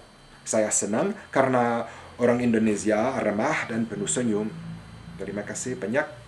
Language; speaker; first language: Indonesian; non-native, fluent; French